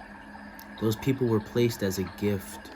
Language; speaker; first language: English; native; English